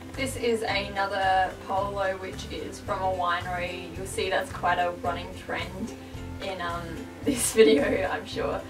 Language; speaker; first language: English; native; English